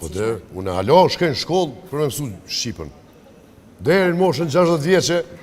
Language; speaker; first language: Albanian; native; Albanian